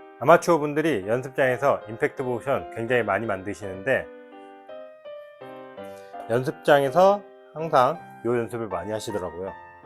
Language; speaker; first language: Korean; native; Korean